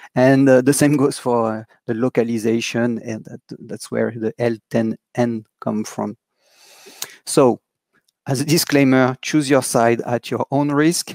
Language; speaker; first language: English; non-native, fluent; French